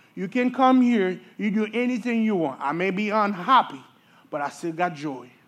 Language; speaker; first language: English; early bilingual, other home language; Haitian Creole